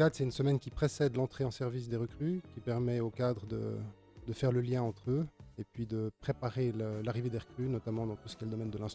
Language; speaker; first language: French; native; French